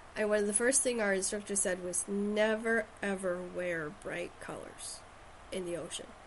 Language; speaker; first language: English; native; English